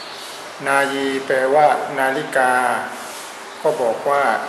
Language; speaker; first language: Thai; non-native, fluent; Burmese